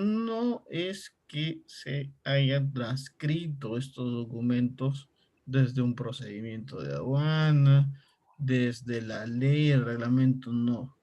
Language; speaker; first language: Spanish; native; Spanish